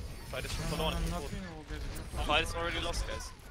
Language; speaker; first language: English; non-native, fluent; German